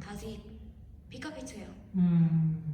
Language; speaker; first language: Korean; non-native, fluent; Vietnamese